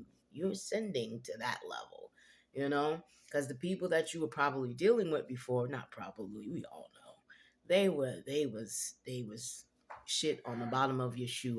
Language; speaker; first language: English; native; English